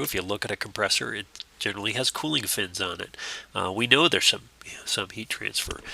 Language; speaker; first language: English; native; English